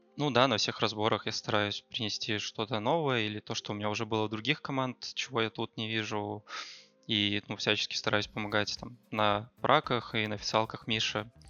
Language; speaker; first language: Russian; native; Russian